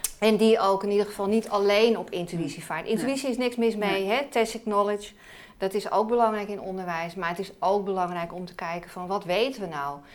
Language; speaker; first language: Dutch; native; Dutch